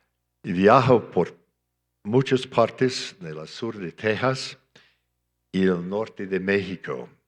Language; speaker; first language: Spanish; non-native, fluent; English